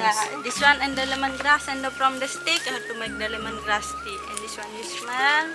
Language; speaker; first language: English; non-native, learner; Indonesian